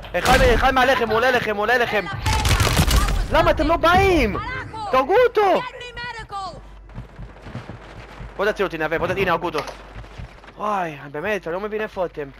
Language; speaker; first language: Hebrew; native; Hebrew